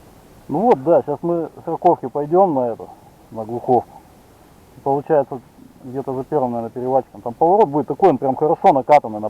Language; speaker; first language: Russian; native; Russian